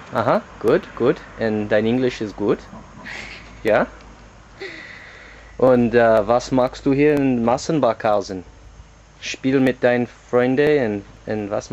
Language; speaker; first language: German; non-native, learner; English